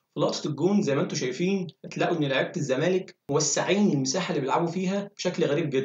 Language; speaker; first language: Arabic; native; Arabic